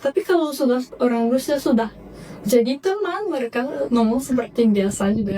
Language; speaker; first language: Indonesian; non-native, fluent; Russian